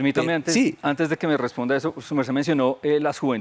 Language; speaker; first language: Spanish; native; Spanish